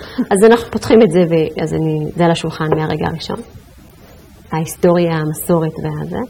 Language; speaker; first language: Hebrew; early bilingual, other home language; Amharic